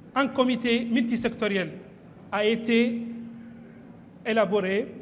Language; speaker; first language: French; non-native, local second language; Arabic